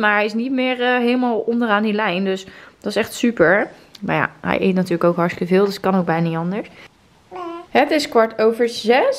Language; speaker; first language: Dutch; native; Dutch